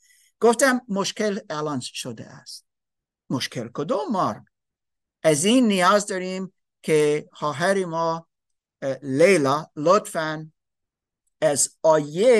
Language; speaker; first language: Persian; non-native, learner; English